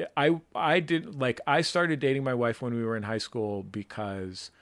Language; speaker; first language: English; native; English